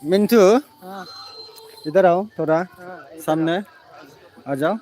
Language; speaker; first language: Hindi; non-native, local second language; Bodo